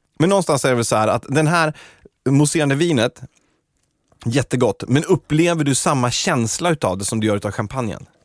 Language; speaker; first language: Swedish; native; Swedish